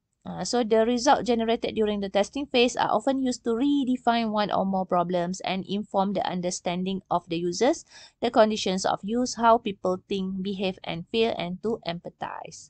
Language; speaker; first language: English; non-native, local second language; Malay